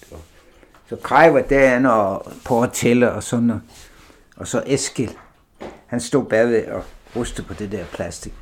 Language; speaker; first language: Danish; non-native, fluent; English